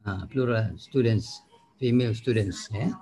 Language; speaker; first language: English; non-native, local second language; Malay